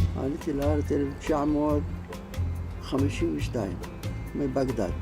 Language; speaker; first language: Hebrew; non-native, fluent; Arabic